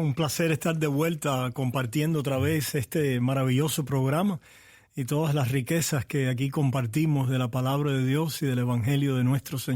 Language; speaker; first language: Spanish; native; Spanish